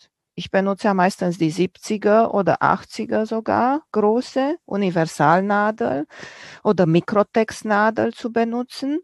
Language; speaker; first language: German; non-native, fluent; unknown